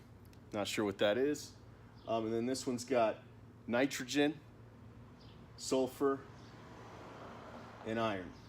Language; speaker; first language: English; native; English